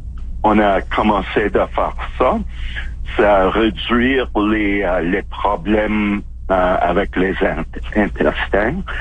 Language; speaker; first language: French; non-native, fluent; English